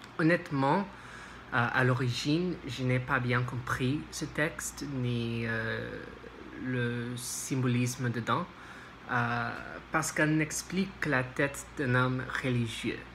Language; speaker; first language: French; non-native, learner; English